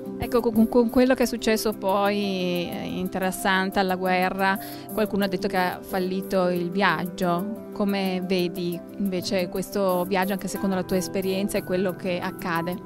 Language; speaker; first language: Italian; native; Italian